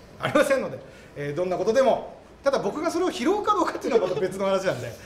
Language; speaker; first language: Japanese; native; Japanese